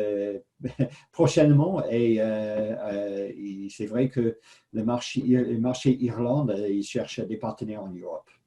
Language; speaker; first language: French; non-native, fluent; English